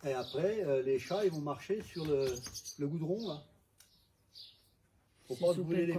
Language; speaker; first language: French; native; French